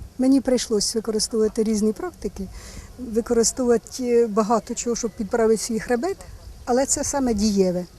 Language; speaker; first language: Ukrainian; native; Ukrainian